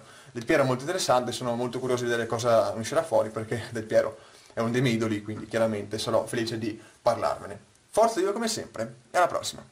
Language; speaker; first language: Italian; native; Italian